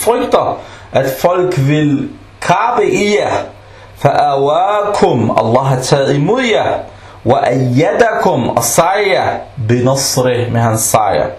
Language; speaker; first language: Danish; non-native, local second language; Arabic